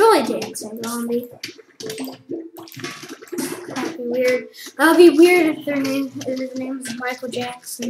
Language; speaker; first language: English; native; English